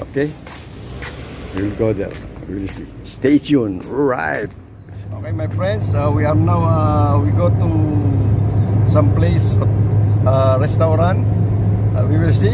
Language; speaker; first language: English; non-native, learner; Filipino